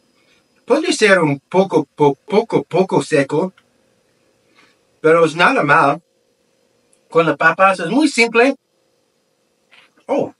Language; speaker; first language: Spanish; non-native, learner; English